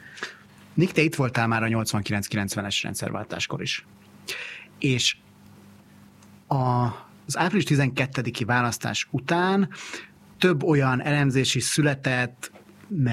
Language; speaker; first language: Hungarian; native; Hungarian